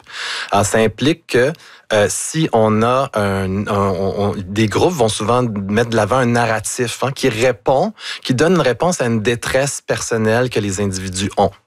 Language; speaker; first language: French; native; French